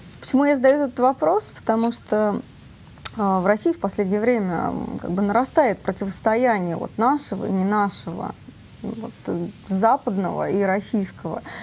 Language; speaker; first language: Russian; native; Russian